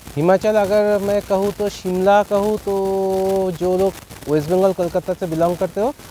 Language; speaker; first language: Hindi; non-native, local second language; Bangla